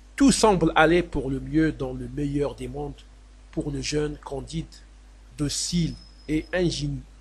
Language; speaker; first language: French; non-native, local second language; Arabic